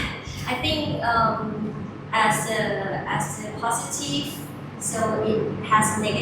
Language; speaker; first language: English; non-native, learner; Malay